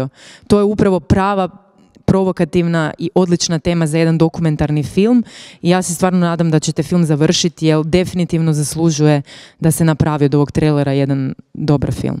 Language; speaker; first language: Croatian; native; Croatian